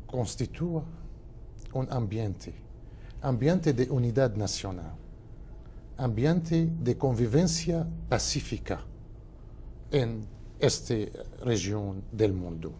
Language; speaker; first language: Portuguese; non-native, fluent; Spanish